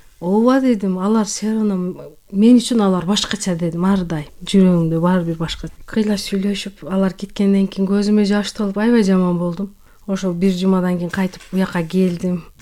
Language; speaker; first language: Kyrgyz; non-native, local second language; Turkish